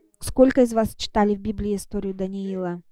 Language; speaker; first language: Russian; non-native, fluent; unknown